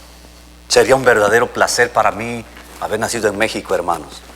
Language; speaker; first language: Spanish; native; Spanish